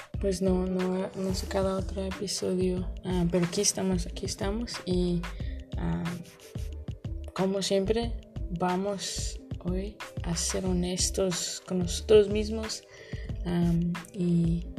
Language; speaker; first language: Spanish; early bilingual, heritage; Spanish